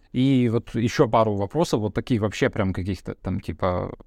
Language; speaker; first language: Russian; early bilingual, other home language; Bulgarian